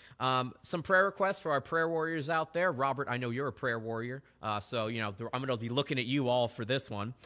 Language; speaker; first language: English; native; English